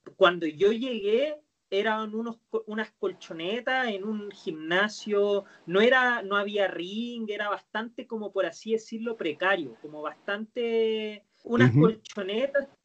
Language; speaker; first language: Spanish; native; Spanish